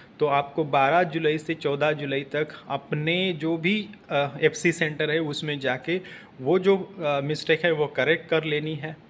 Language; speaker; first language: Hindi; non-native, local second language; Marathi